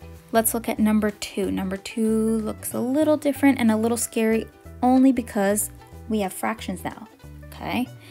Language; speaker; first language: English; native; English